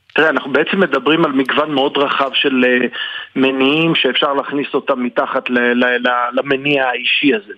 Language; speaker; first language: Hebrew; native; Hebrew